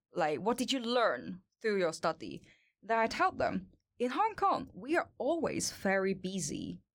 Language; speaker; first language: English; non-native, local second language; Cantonese